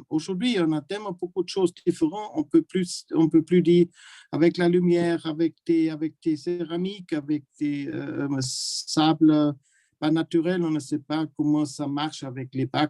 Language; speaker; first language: French; non-native, learner; German